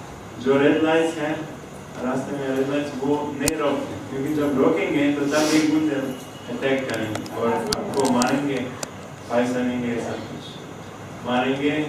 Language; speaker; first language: Hindi; non-native, fluent; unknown